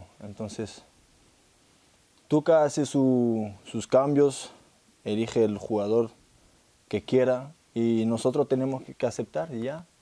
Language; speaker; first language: Spanish; non-native, fluent; French